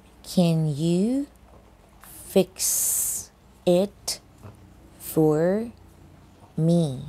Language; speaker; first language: English; non-native, fluent; Thai